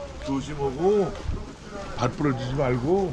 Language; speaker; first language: Korean; native; Korean